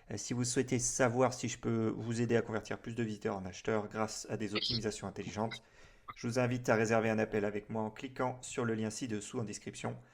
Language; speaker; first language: French; native; French